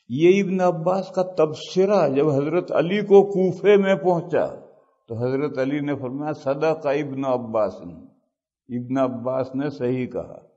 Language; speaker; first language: Urdu; non-native, local second language; Gujarati